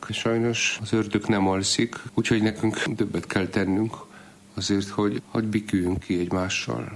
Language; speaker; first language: Hungarian; non-native, fluent; Polish